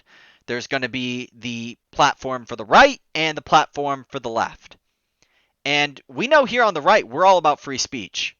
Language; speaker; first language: English; native; English